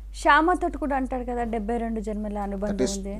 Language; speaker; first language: Telugu; native; Telugu